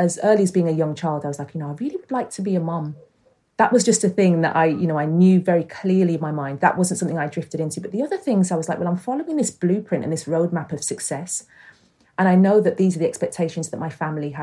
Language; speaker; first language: English; native; English